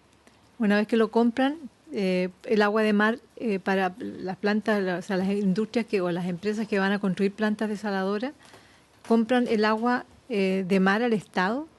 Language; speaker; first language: Spanish; native; Spanish